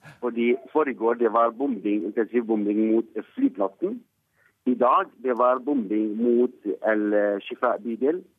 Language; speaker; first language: Norwegian; non-native, fluent; Arabic